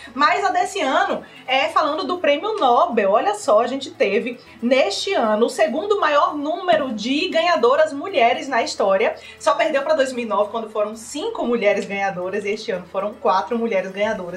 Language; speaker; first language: Portuguese; native; Portuguese